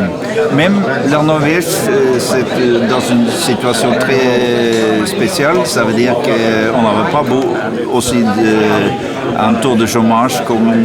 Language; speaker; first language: French; non-native, learner; Norwegian